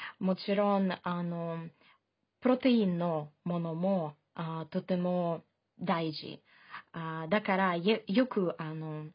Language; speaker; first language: Japanese; non-native, fluent; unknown